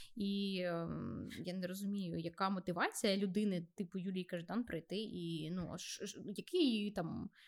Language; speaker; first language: Ukrainian; native; Ukrainian